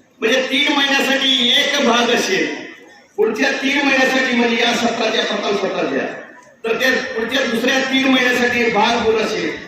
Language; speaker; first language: Marathi; native; Marathi